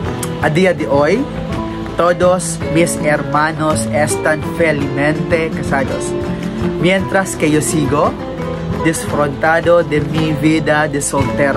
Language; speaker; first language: Spanish; non-native, learner; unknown